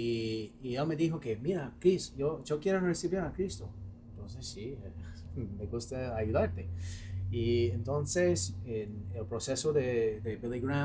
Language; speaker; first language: Spanish; non-native, fluent; English